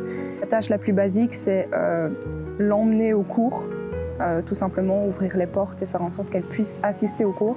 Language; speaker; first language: French; native; French